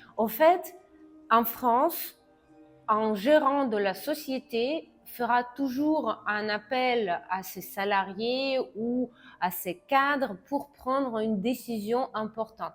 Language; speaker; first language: French; non-native, fluent; Russian